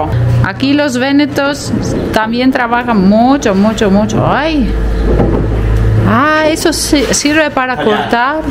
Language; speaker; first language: Spanish; non-native, fluent; Italian